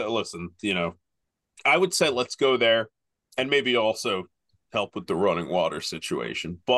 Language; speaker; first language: English; native; English